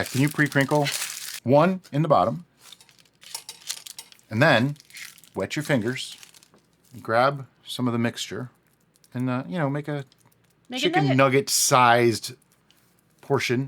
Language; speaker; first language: English; native; English